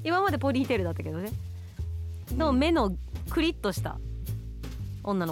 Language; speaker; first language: Japanese; native; Japanese